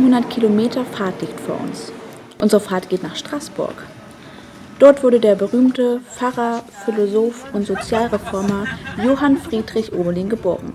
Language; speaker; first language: German; native; German